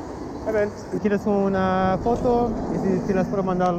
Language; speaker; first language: Spanish; non-native, fluent; English